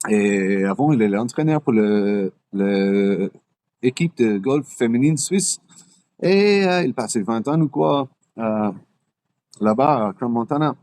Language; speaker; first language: French; non-native, learner; English